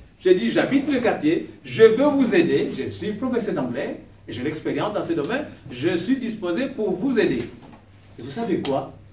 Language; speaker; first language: French; non-native, local second language; Kongo